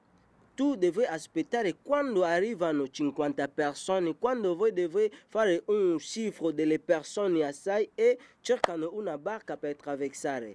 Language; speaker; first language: Italian; non-native, learner; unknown